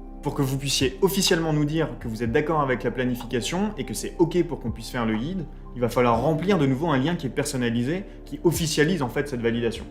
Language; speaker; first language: French; native; French